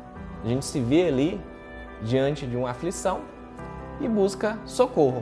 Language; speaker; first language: Portuguese; native; Portuguese